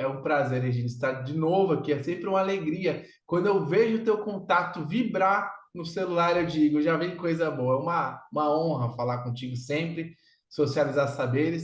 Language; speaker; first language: Portuguese; native; Portuguese